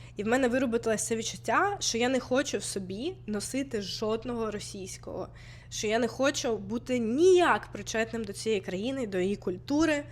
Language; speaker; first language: Ukrainian; non-native, local second language; Russian